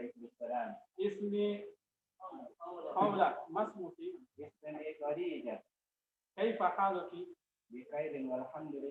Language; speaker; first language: Arabic; non-native, learner; Indonesian